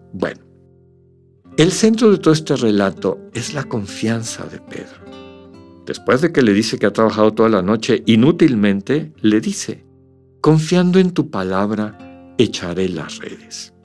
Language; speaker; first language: Spanish; native; Spanish